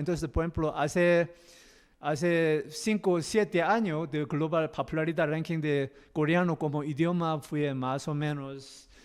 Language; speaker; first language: Spanish; non-native, learner; Korean